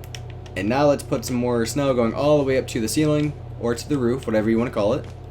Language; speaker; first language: English; native; English